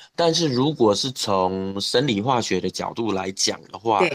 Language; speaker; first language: Chinese; native; Chinese